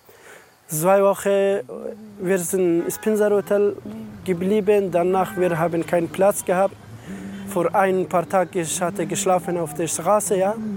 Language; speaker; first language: German; non-native, learner; Persian